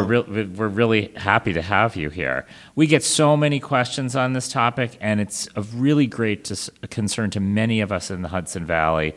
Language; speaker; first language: English; native; English